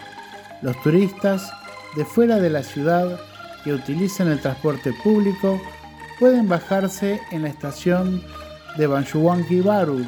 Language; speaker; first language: Spanish; non-native, fluent; Indonesian